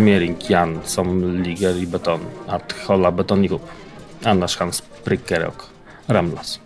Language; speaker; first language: Swedish; non-native, learner; Polish